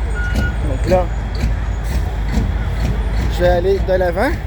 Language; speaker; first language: French; native; French